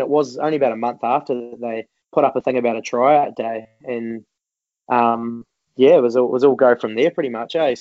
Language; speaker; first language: English; native; English